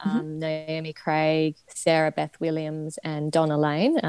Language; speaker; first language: English; native; English